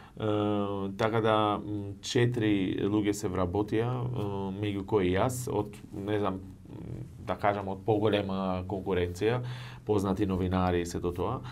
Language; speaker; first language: Macedonian; non-native, local second language; Albanian